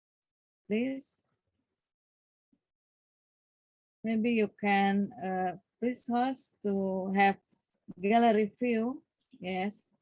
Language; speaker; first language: English; non-native, learner; Indonesian